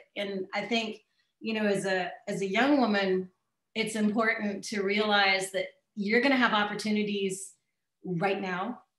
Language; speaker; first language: English; native; English